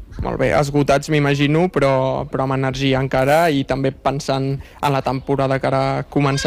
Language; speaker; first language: Catalan; native; Catalan